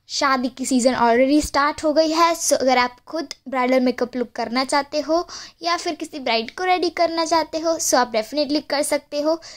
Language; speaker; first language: Hindi; non-native, local second language; Gujarati